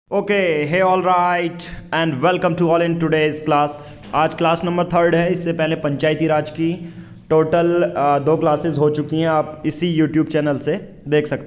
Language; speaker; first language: Hindi; native; Hindi